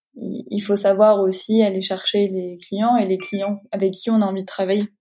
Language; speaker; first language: French; native; French